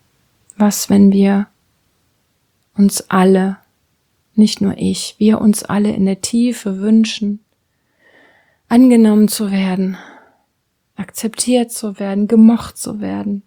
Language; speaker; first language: German; native; German